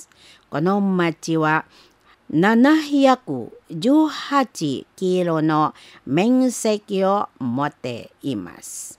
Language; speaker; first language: Japanese; non-native, learner; Indonesian